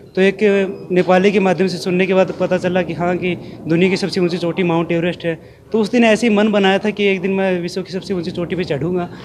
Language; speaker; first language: Hindi; native; Hindi